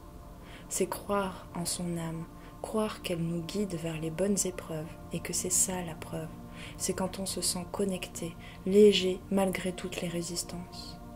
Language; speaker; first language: French; native; French